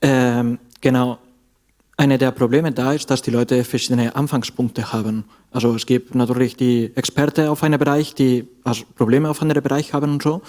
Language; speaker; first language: German; non-native, fluent; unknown